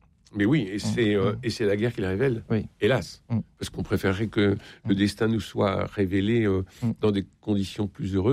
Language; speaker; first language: French; native; French